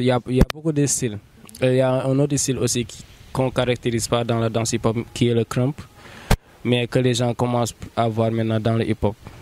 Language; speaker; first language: French; non-native, local second language; Wolof